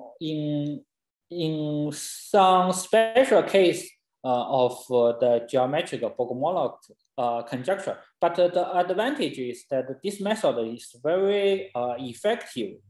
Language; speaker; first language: English; non-native, fluent; Chinese